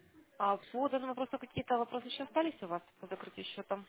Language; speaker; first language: Russian; native; Russian